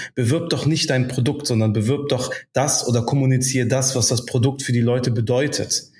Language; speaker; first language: German; early bilingual, other home language; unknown